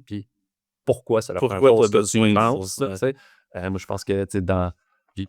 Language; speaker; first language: French; native; French